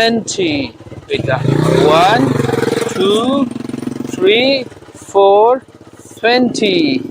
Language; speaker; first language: Filipino; non-native, learner; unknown